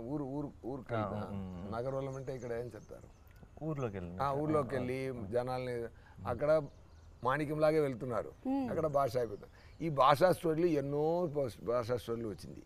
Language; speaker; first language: Telugu; non-native, learner; Tamil